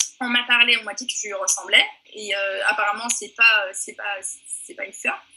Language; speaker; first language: French; early bilingual, other home language; Persian